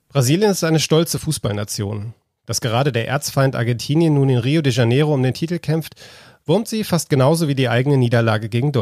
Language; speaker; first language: German; native; German